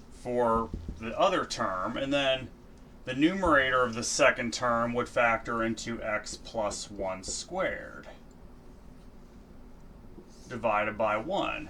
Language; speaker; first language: English; native; English